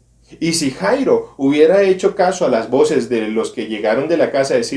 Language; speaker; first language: Spanish; native; Spanish